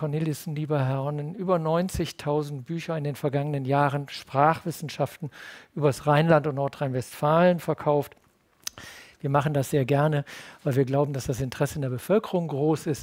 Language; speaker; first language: German; native; German